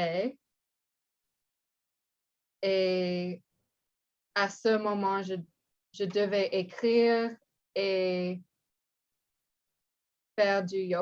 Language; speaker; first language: French; non-native, learner; English